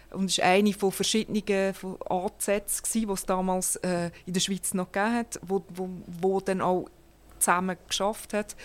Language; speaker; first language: German; native; German